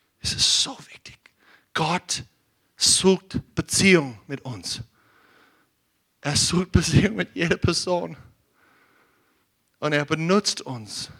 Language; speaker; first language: German; non-native, learner; English